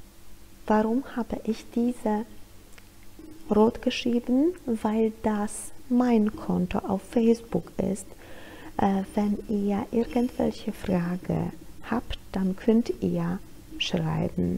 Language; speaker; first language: German; non-native, fluent; Polish